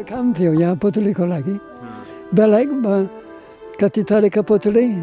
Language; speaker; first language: Nepali; non-native, learner; English